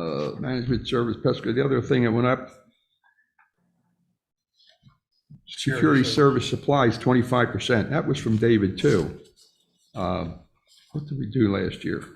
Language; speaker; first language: English; native; English